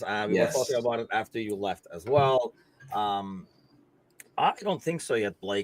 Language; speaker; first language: English; native; English